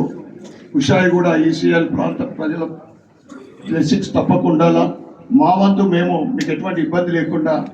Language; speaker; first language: Telugu; native; Telugu